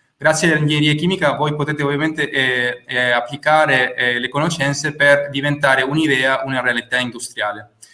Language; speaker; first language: Italian; non-native, fluent; Spanish